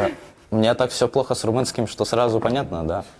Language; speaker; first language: Russian; native; Russian